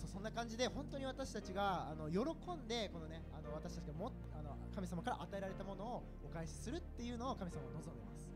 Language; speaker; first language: Japanese; native; Japanese